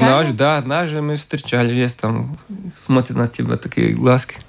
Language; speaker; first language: Russian; non-native, local second language; Latvian